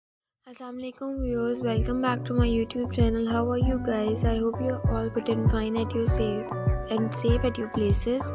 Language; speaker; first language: English; non-native, local second language; Urdu